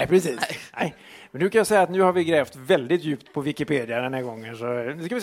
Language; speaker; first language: Swedish; native; Swedish